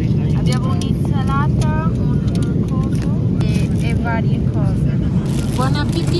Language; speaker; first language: Italian; early bilingual, other home language; Filipino